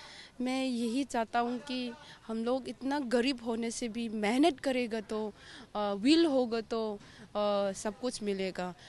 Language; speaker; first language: Hindi; non-native, local second language; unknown